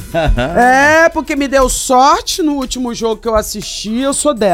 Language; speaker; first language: Portuguese; native; Portuguese